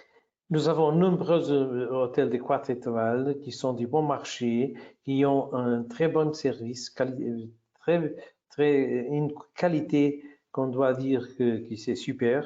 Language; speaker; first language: French; non-native, fluent; Portuguese